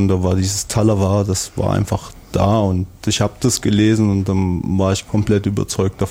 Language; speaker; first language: German; native; German